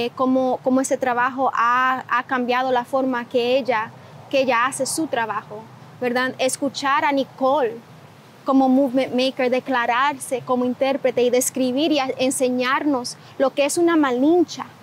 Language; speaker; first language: Spanish; early bilingual, heritage; Spanish